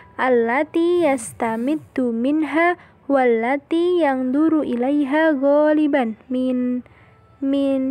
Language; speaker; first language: Arabic; non-native, learner; Indonesian